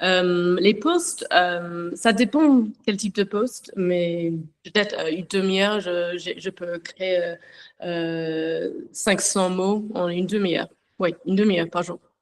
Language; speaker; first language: French; non-native, learner; English